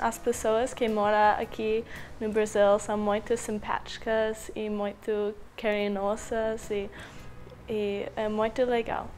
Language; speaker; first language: Portuguese; non-native, learner; English